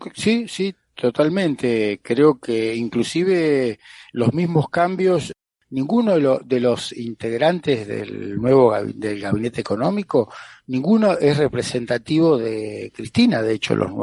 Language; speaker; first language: Spanish; native; Spanish